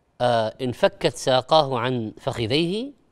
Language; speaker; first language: Arabic; native; Arabic